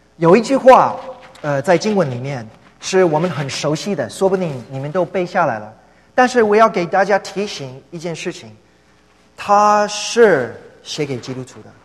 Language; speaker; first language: Chinese; non-native, fluent; English